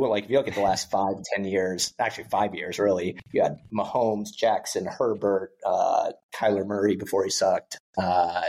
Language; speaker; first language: English; native; English